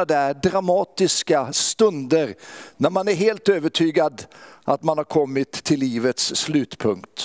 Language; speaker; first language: Swedish; native; Swedish